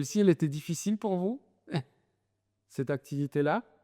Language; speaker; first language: French; native; French